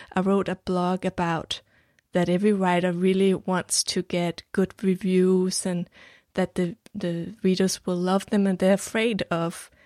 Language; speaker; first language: English; non-native, fluent; Danish